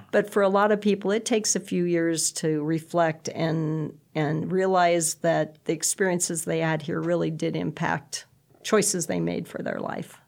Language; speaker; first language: English; native; English